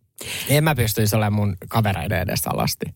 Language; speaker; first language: Finnish; native; Finnish